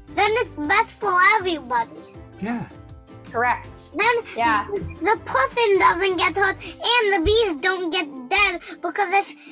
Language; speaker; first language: English; native; English